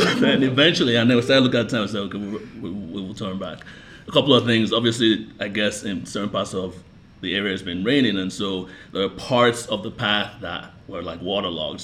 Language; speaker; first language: English; non-native, local second language; Yoruba